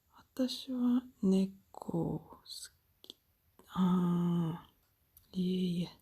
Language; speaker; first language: Japanese; non-native, learner; Tuvinian